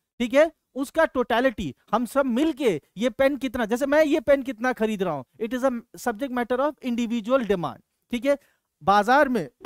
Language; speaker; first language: Hindi; native; Hindi